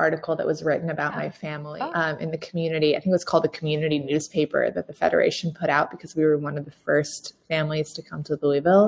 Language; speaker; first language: English; native; English